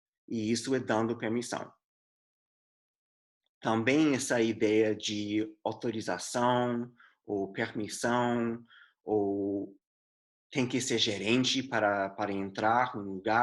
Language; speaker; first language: Portuguese; non-native, fluent; English